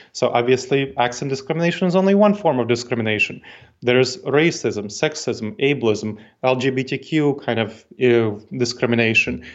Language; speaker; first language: English; early bilingual, other home language; Russian